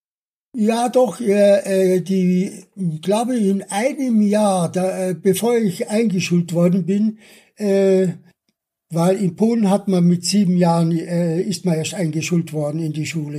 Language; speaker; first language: German; early bilingual, other home language; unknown